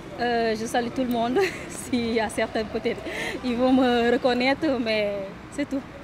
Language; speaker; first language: French; non-native, local second language; Wolof